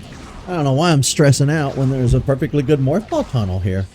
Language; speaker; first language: English; native; English